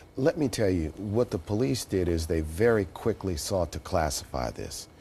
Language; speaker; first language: English; native; English